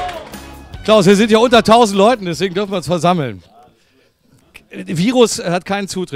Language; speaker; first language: German; native; German